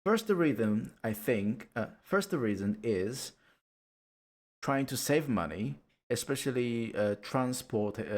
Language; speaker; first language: English; non-native, learner; Japanese